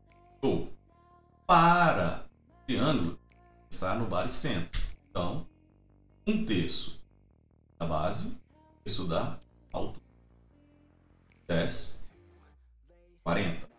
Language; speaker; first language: Portuguese; native; Portuguese